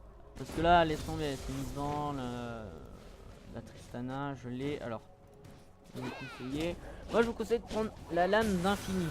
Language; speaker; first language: French; native; French